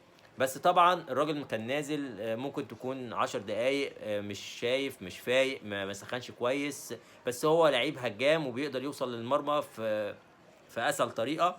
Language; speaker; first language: Arabic; native; Arabic